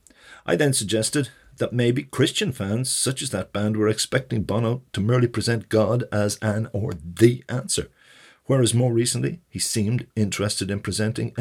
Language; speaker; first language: English; native; English